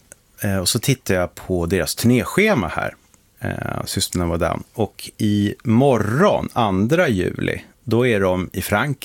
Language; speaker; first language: Swedish; native; Swedish